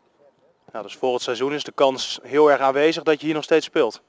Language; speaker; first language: Dutch; native; Dutch